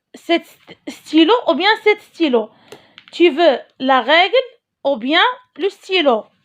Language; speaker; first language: French; non-native, local second language; Arabic